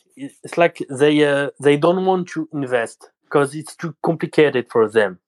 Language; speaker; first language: English; non-native, learner; French